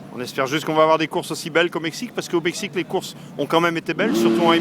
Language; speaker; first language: French; native; French